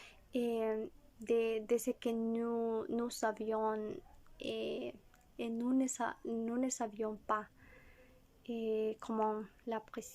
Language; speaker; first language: French; non-native, learner; Spanish